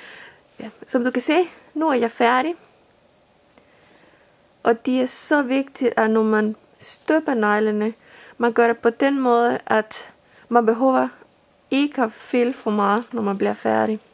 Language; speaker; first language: Danish; non-native, fluent; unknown